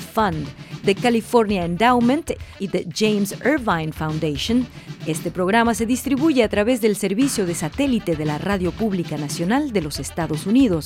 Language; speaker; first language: Spanish; native; Spanish